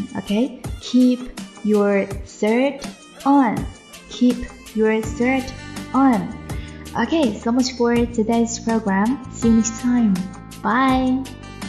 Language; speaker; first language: English; non-native, fluent; Chinese